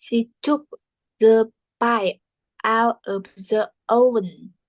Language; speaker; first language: English; non-native, learner; Vietnamese